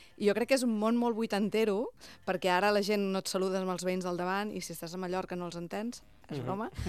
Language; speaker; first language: Catalan; native; Catalan